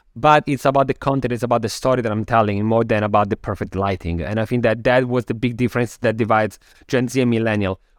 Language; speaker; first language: English; non-native, fluent; Italian